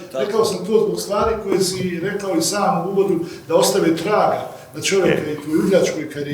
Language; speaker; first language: Bosnian; native; Bosnian